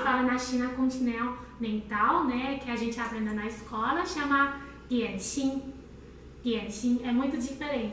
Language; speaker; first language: Portuguese; non-native, learner; Chinese